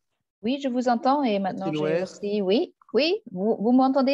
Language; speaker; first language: French; non-native, fluent; German